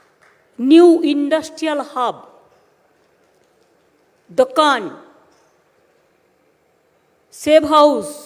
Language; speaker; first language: Hindi; non-native, local second language; Bangla